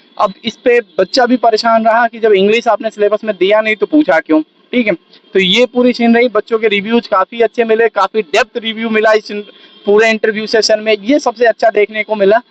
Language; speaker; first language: Hindi; native; Hindi